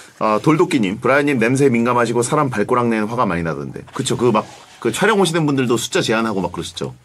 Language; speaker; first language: Korean; native; Korean